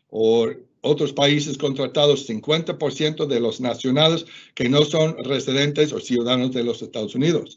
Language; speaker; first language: Spanish; non-native, fluent; English